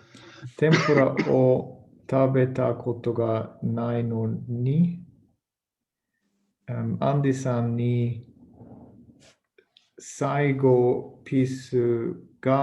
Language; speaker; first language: Japanese; non-native, learner; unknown